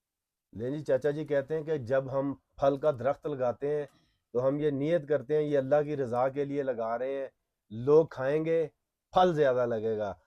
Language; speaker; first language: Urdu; non-native, local second language; Punjabi